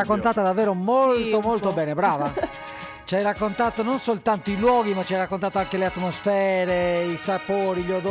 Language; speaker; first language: Italian; native; Italian